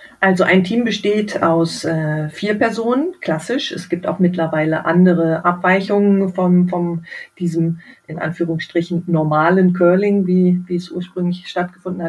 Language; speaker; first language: German; native; German